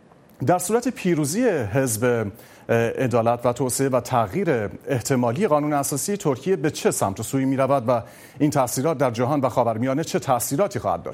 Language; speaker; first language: Persian; native; Persian